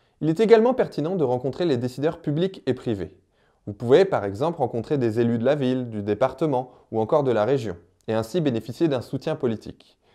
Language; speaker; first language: French; native; French